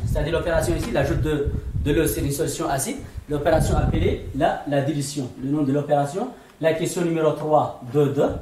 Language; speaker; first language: French; non-native, local second language; Arabic